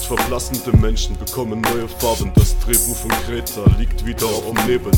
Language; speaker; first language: German; native; German